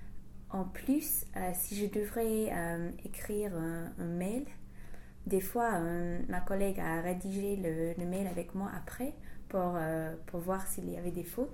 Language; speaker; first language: French; non-native, fluent; English